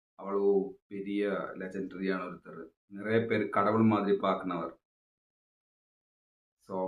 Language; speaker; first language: Tamil; non-native, local second language; Malayalam